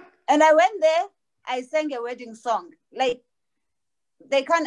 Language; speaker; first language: English; non-native, local second language; Zulu